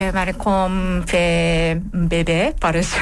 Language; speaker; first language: Catalan; non-native, learner; Japanese